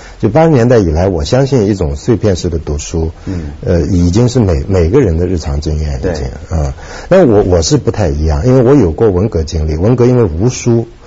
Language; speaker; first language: Chinese; native; Chinese